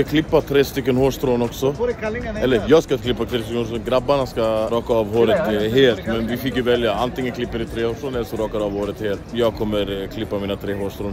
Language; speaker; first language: Swedish; native; Swedish